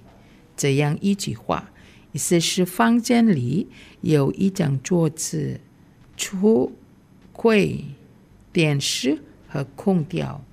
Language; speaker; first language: Chinese; non-native, fluent; Indonesian